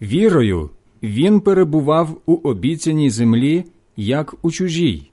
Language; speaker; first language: Ukrainian; native; Ukrainian